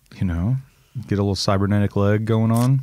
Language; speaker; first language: English; native; English